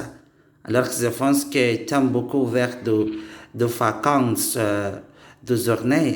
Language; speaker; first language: French; non-native, learner; Indonesian